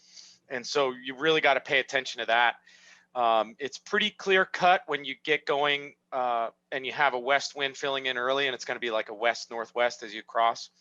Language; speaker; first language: English; native; English